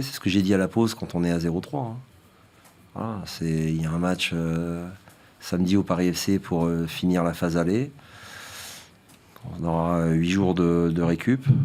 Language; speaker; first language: French; native; French